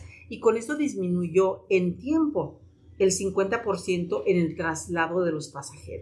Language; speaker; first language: Spanish; native; Spanish